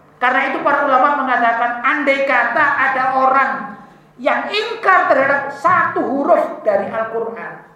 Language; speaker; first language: Indonesian; non-native, local second language; Javanese